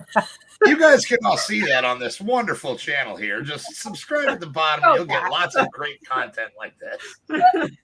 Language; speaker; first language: English; native; English